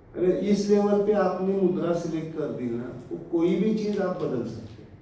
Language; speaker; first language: Hindi; non-native, local second language; Marathi